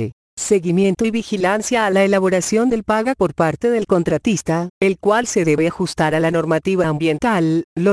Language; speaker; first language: Spanish; native; Spanish